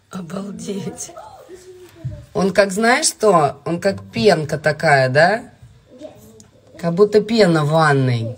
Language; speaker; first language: Russian; native; Russian